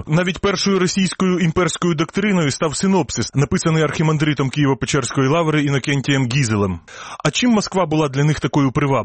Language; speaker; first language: Ukrainian; native; Ukrainian